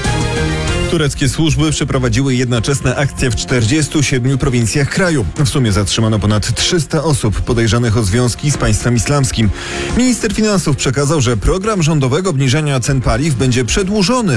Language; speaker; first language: Polish; native; Polish